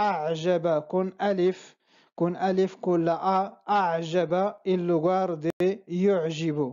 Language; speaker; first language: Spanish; non-native, fluent; Arabic